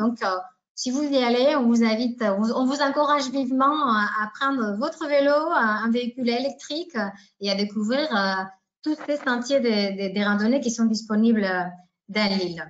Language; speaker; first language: French; native; French